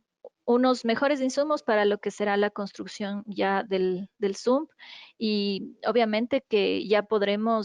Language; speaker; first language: Spanish; native; Spanish